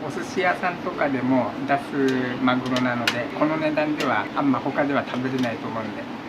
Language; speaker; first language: Japanese; native; Japanese